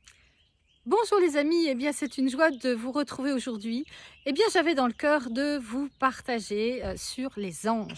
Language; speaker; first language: French; native; French